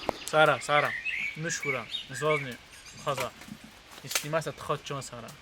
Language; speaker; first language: Russian; non-native, local second language; Lezghian